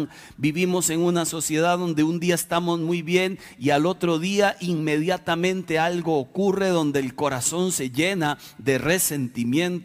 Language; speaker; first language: Spanish; native; Spanish